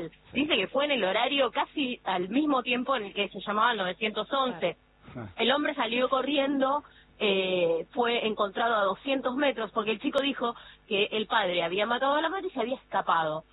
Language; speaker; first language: Spanish; native; Spanish